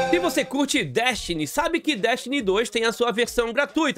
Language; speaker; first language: Portuguese; native; Portuguese